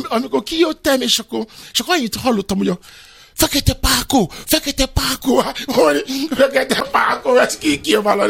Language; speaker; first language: Hungarian; non-native, fluent; Yoruba